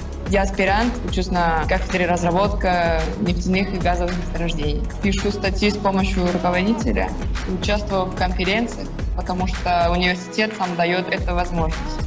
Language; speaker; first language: Russian; non-native, fluent; Spanish